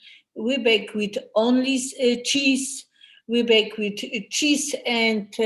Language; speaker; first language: English; non-native, learner; Polish